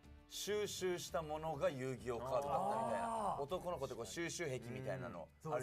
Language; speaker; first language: Japanese; native; Japanese